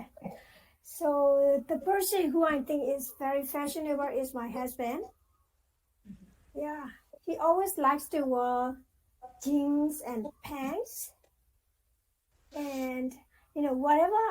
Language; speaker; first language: English; non-native, fluent; Burmese